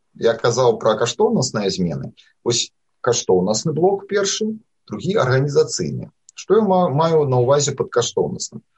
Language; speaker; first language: Russian; non-native, local second language; Belarusian